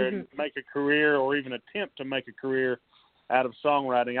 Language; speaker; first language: English; native; English